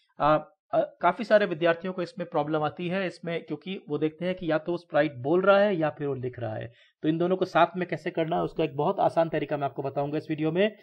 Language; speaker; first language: Hindi; native; Hindi